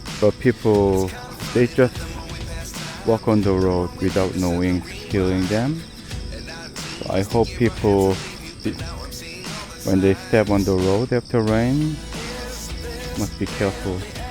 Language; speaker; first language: English; non-native, learner; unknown